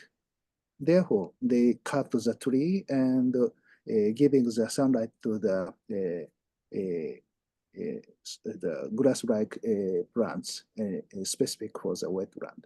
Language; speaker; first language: English; non-native, fluent; Japanese